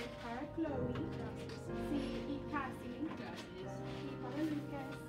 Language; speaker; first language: Spanish; non-native, fluent; English